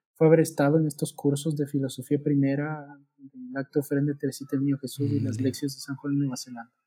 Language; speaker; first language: Spanish; native; Spanish